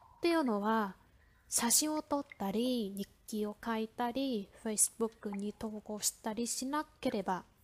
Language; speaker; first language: Japanese; non-native, fluent; Vietnamese